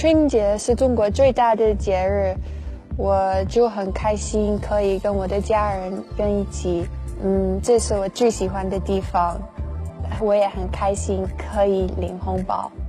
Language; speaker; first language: Chinese; early bilingual, heritage; Chinese